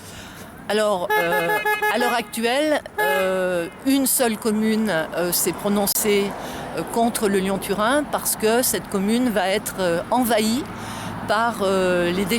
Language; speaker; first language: French; native; French